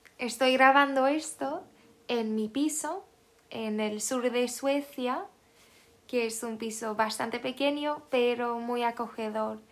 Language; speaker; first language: Spanish; non-native, fluent; Swedish